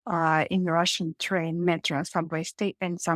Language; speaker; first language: English; non-native, learner; Russian